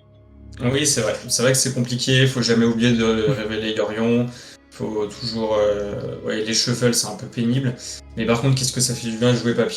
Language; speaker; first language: French; native; French